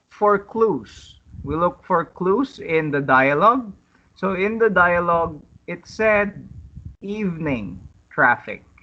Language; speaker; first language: English; non-native, fluent; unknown